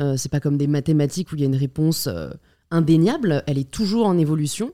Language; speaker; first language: French; native; French